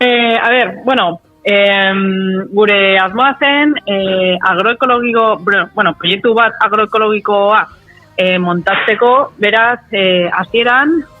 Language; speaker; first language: Basque; non-native, local second language; Spanish